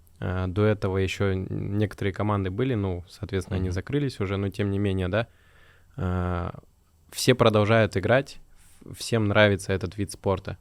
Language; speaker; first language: Russian; native; Russian